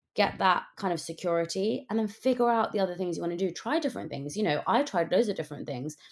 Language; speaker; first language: English; native; English